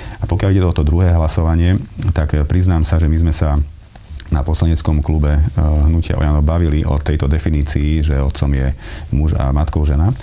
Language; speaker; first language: Slovak; non-native, local second language; Hungarian